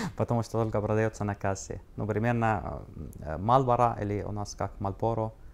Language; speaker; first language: Russian; non-native, learner; Arabic